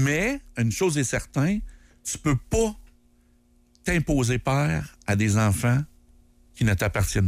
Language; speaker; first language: French; native; French